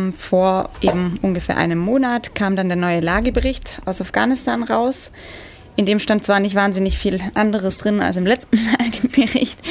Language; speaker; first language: German; native; German